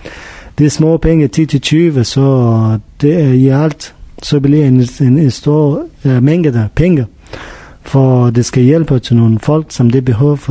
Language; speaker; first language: Danish; non-native, learner; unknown